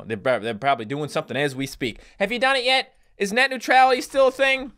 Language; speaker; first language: English; native; English